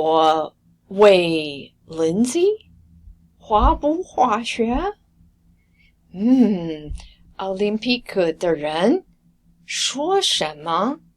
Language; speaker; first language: Chinese; non-native, fluent; English